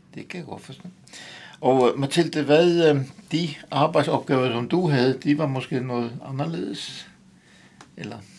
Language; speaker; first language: Danish; native; Danish